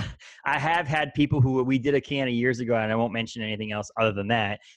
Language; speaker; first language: English; native; English